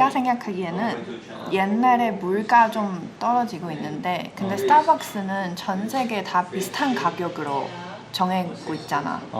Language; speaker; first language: Korean; non-native, fluent; Chinese